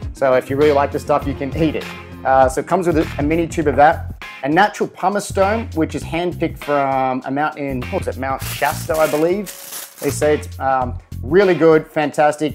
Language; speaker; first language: English; native; English